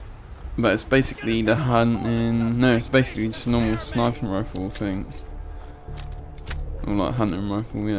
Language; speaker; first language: English; native; English